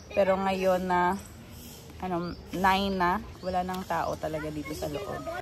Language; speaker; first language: Filipino; non-native, local second language; Hiligaynon